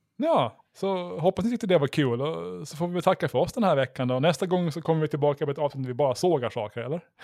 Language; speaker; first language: Swedish; native; Swedish